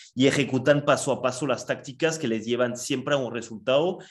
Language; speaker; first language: Spanish; non-native, fluent; French